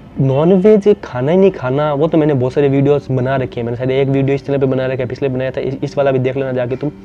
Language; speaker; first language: Hindi; native; Hindi